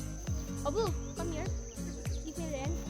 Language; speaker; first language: English; non-native, local second language; Nepali